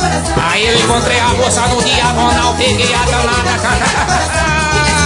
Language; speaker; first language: Portuguese; native; Portuguese